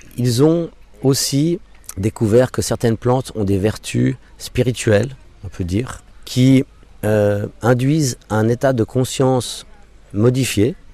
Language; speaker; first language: French; non-native, local second language; English